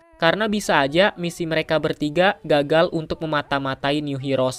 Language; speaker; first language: Indonesian; native; Indonesian